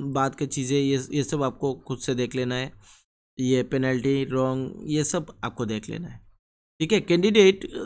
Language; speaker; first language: Hindi; non-native, local second language; Bangla